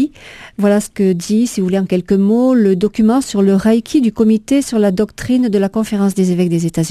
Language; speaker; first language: French; native; French